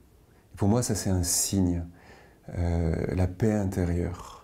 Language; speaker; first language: French; native; French